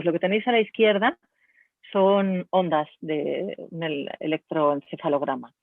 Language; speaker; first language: Spanish; native; Spanish